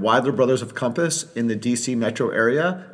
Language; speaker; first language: English; native; English